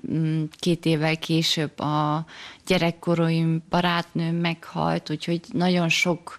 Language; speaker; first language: Hungarian; early bilingual, heritage; German